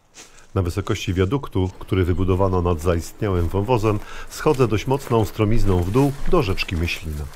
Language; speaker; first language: Polish; native; Polish